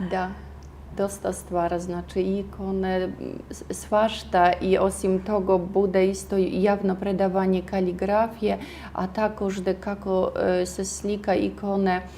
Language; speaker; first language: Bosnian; non-native, fluent; Russian